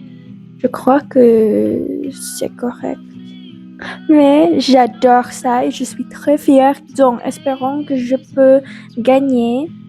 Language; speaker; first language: French; non-native, learner; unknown